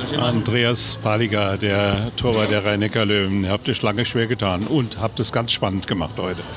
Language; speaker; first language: German; native; German